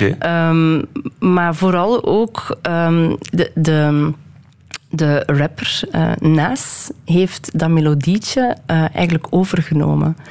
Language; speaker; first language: Dutch; early bilingual, other home language; Persian